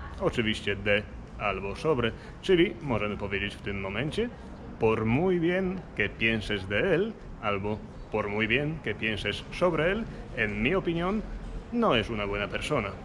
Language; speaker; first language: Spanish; non-native, fluent; Polish